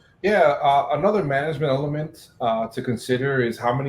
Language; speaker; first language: English; native; English